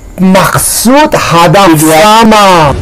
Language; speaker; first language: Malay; non-native, learner; Persian